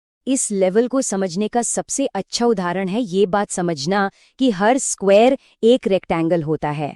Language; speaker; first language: Hindi; native; Hindi